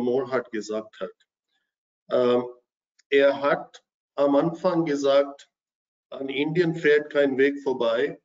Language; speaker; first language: German; non-native, fluent; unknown